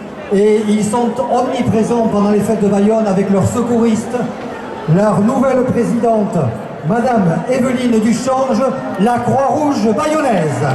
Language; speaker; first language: French; native; French